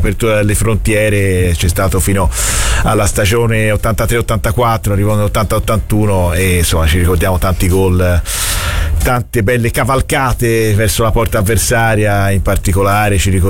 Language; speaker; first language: Italian; native; Italian